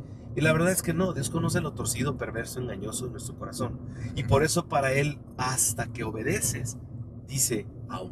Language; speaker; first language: Spanish; native; Spanish